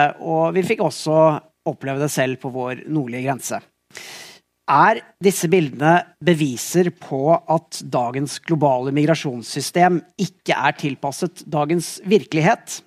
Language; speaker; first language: Norwegian; native; Norwegian